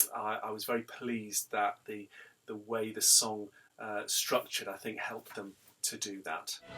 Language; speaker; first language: English; native; English